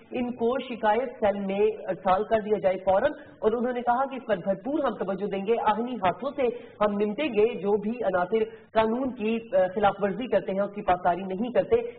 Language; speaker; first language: Urdu; native; Urdu